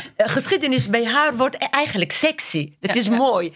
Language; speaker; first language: Dutch; non-native, fluent; Arabic